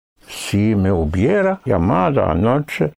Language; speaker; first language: Spanish; non-native, fluent; English